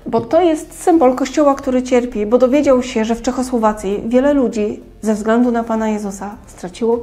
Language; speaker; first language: Polish; native; Polish